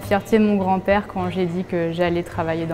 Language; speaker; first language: French; native; French